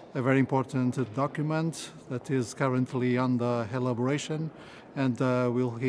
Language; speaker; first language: English; non-native, fluent; Portuguese